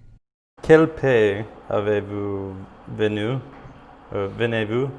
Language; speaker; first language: French; non-native, learner; English